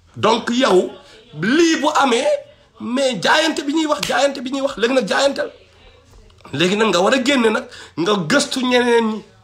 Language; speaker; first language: Wolof; non-native, local second language; Fula